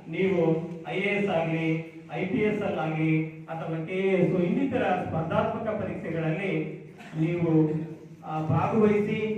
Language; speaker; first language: Kannada; native; Kannada